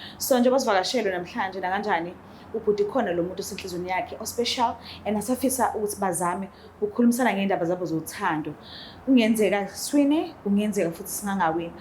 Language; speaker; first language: Zulu; native; Zulu